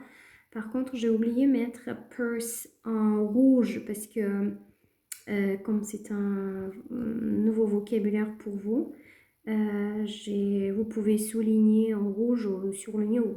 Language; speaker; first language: French; native; French